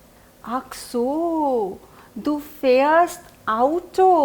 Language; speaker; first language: German; non-native, fluent; Hindi